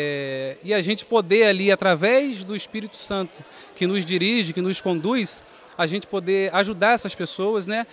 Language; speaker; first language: Portuguese; native; Portuguese